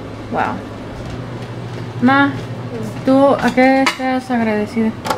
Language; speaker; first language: Spanish; early bilingual, heritage; Spanish